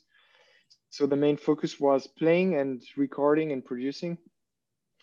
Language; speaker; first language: English; non-native, fluent; French